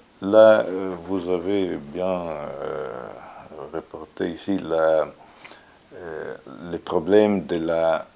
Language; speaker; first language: French; non-native, fluent; Italian